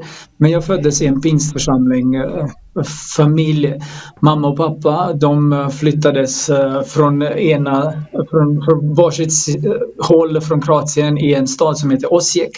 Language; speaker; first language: Swedish; non-native, fluent; Croatian